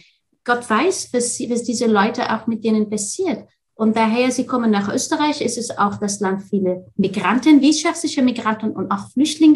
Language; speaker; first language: German; non-native, fluent; Arabic